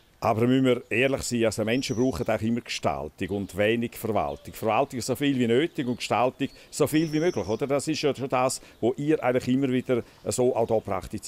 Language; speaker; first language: German; native; German